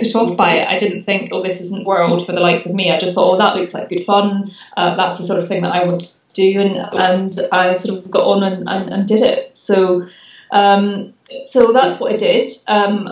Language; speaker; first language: English; native; English